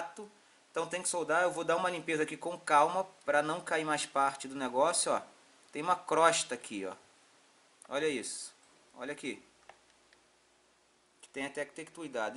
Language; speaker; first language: Portuguese; native; Portuguese